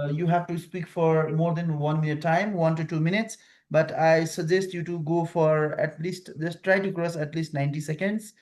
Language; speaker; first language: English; non-native, fluent; Nepali